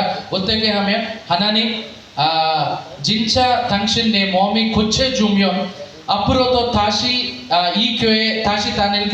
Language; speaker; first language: Korean; non-native, learner; Telugu